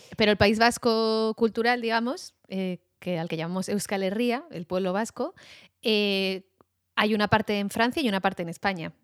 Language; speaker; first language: Spanish; native; Spanish